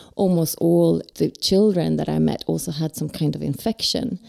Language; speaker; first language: English; non-native, fluent; Swedish